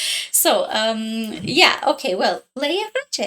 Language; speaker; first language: Italian; non-native, learner; English